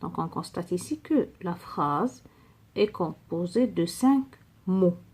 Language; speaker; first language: French; non-native, local second language; Arabic